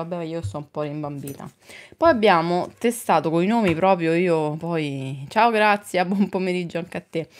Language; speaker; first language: Italian; native; Italian